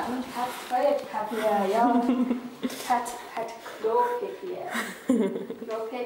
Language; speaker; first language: German; non-native, learner; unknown